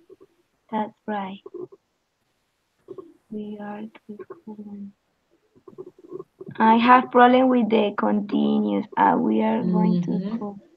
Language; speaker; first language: English; non-native, learner; Spanish